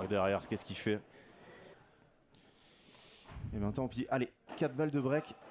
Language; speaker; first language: French; native; French